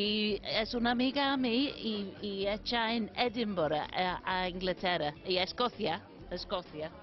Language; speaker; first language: Spanish; non-native, learner; English